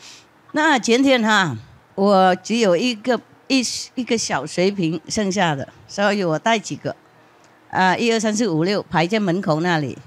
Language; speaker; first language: Chinese; non-native, fluent; Vietnamese